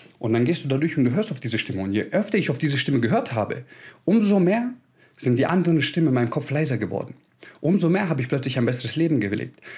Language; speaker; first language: German; early bilingual, other home language; Croatian